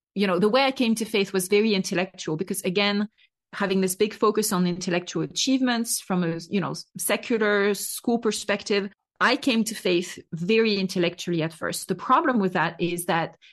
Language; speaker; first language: English; non-native, fluent; French